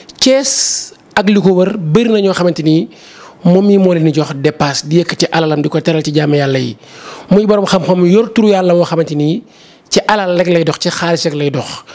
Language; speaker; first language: Wolof; native; Wolof